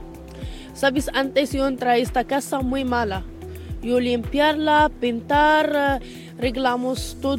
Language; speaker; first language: Spanish; non-native, learner; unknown